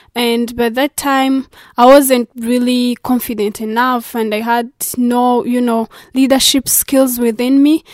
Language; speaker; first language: English; non-native, local second language; Kinyarwanda